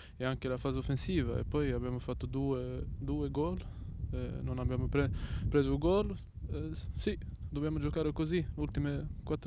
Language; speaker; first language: Italian; non-native, learner; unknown